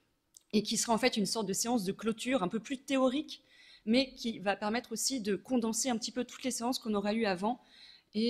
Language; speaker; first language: French; native; French